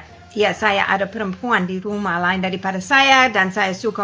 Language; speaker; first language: Indonesian; non-native, fluent; English